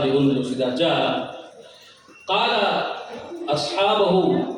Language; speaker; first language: Arabic; non-native, fluent; Urdu